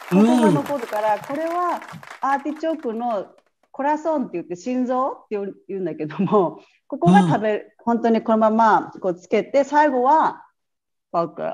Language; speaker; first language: Japanese; native; Japanese